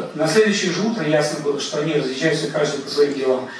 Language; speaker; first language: Russian; native; Russian